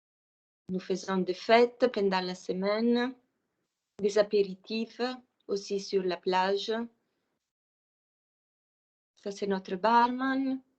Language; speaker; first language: French; non-native, fluent; Italian